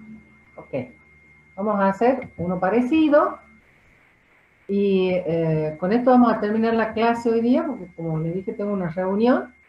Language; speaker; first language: Spanish; native; Spanish